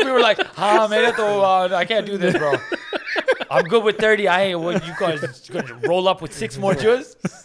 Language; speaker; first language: English; native; English